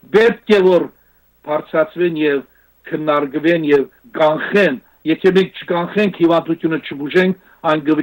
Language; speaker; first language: Armenian; native; Armenian